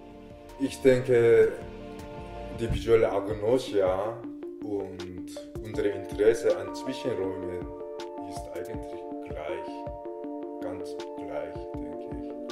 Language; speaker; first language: German; non-native, fluent; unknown